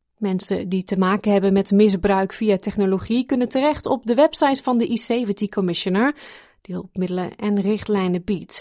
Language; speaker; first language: Dutch; native; Dutch